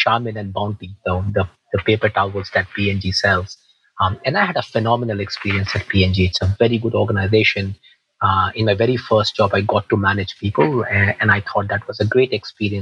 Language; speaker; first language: English; non-native, local second language; Hindi